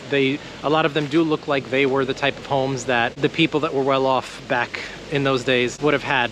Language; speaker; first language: English; native; English